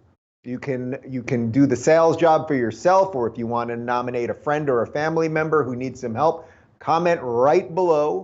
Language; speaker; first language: English; native; English